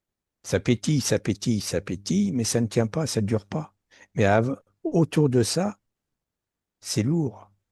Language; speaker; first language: French; native; French